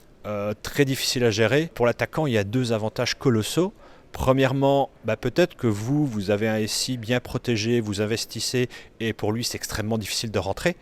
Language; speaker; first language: French; native; French